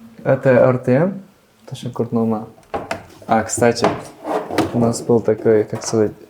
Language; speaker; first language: Russian; non-native, local second language; Uzbek